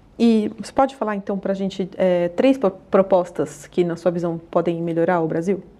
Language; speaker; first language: Portuguese; native; Portuguese